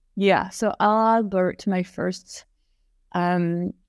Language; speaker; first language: English; non-native, fluent; French